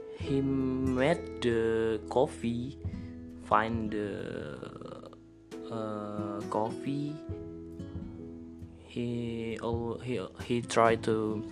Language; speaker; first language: English; non-native, learner; Indonesian